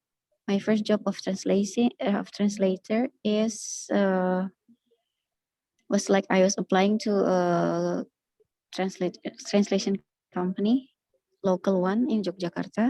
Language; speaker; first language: English; non-native, local second language; Indonesian